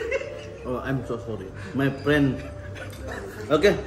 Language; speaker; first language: English; non-native, learner; Malay